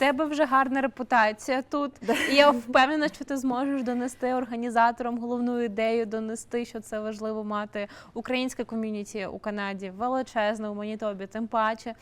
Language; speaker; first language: Ukrainian; native; Ukrainian